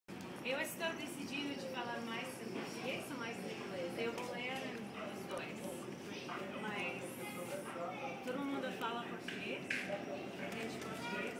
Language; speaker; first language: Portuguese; non-native, learner; English